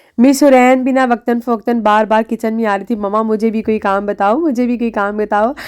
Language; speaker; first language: Urdu; native; Urdu